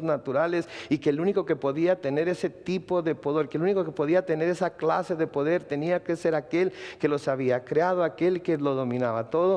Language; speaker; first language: Spanish; native; Spanish